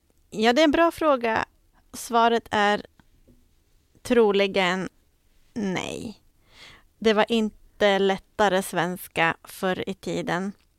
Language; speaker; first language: Swedish; native; Swedish